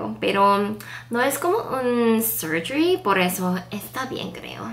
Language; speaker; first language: Spanish; non-native, fluent; Korean